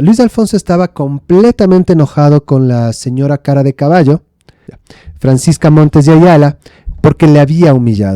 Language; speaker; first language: Spanish; native; Spanish